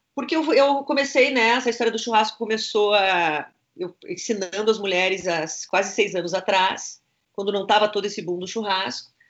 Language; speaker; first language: Portuguese; native; Portuguese